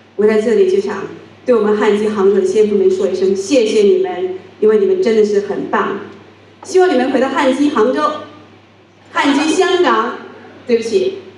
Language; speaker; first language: Chinese; native; Chinese